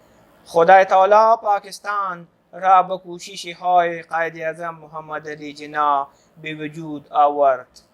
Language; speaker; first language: Persian; non-native, fluent; Urdu